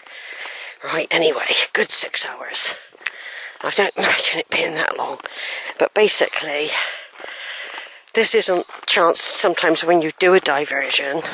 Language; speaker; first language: English; native; English